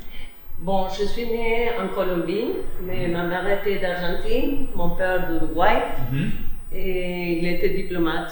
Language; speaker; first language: French; non-native, fluent; Spanish